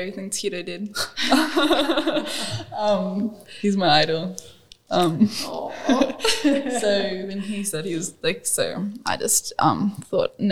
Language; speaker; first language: English; non-native, local second language; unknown